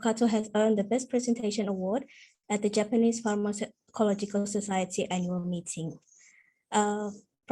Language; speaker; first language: English; non-native, fluent; Indonesian